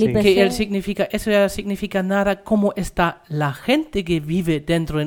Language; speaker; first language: Spanish; non-native, fluent; German